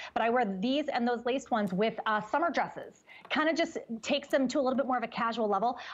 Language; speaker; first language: English; native; English